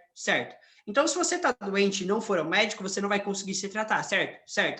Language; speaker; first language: Portuguese; native; Portuguese